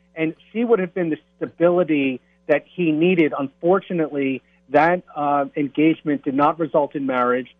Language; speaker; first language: English; native; English